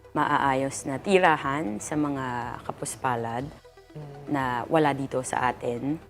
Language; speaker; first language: Filipino; native; Filipino